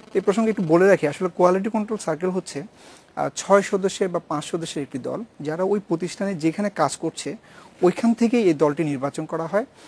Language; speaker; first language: Bangla; native; Bangla